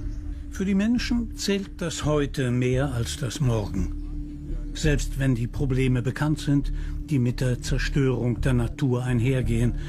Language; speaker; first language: German; native; German